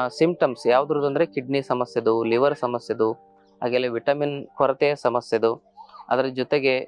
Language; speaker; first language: Kannada; native; Kannada